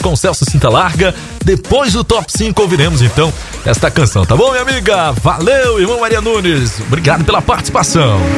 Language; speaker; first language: Portuguese; native; Portuguese